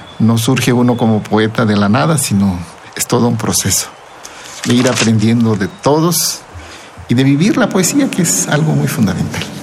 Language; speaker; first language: Spanish; non-native, local second language; Zapotec